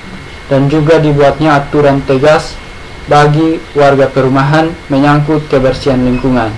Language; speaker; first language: Indonesian; native; Indonesian